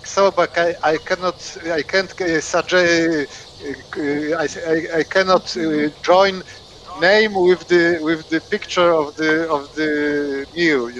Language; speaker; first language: English; non-native, fluent; Polish